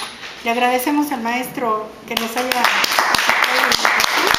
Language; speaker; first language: Spanish; native; Spanish